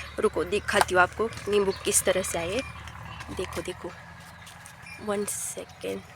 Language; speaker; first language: Hindi; non-native, local second language; Marathi